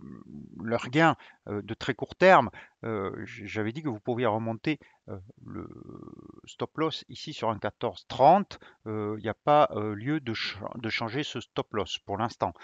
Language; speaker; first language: French; native; French